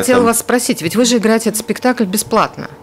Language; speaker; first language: Russian; native; Russian